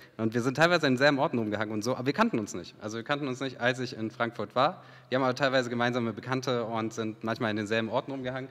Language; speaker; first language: German; early bilingual, other home language; Serbian